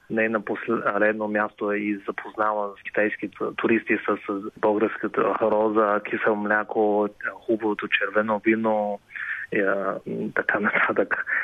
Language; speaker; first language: Bulgarian; non-native, fluent; Chinese